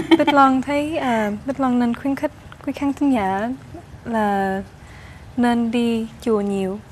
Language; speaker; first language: Vietnamese; early bilingual, heritage; Vietnamese